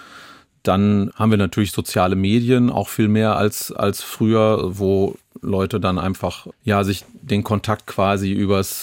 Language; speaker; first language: German; native; German